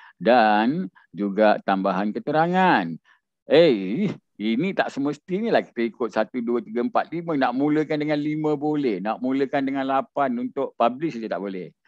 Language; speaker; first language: Malay; native; Malay